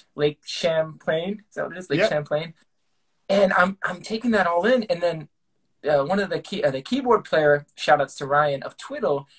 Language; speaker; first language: English; native; English